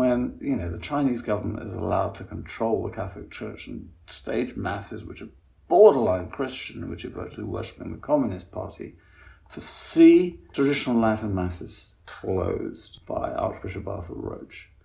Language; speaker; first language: English; native; English